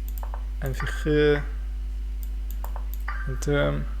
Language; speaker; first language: Dutch; non-native, fluent; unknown